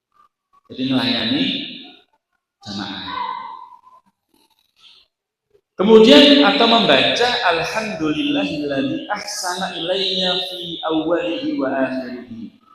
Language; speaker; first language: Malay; non-native, local second language; Javanese